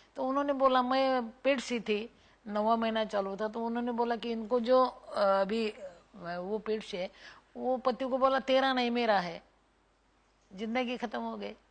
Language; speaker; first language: Hindi; non-native, local second language; Marathi